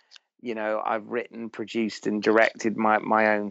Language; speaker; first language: English; native; English